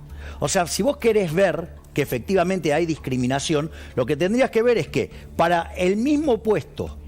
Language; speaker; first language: Spanish; native; Spanish